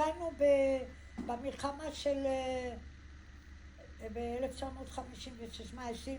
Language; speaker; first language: Hebrew; early bilingual, other home language; Arabic